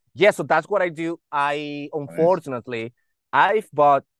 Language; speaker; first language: English; non-native, fluent; Spanish